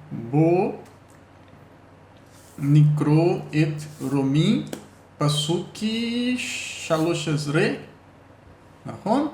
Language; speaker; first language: Hebrew; non-native, learner; Portuguese